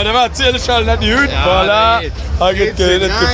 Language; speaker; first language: German; native; German